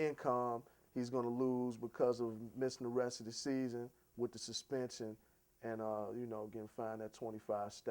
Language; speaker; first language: English; native; English